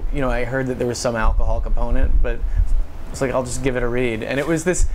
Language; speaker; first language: English; native; English